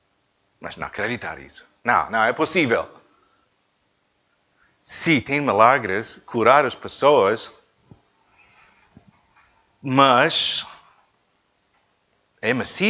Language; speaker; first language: Portuguese; non-native, learner; English